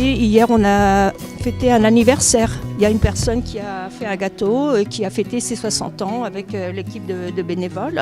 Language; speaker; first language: French; native; French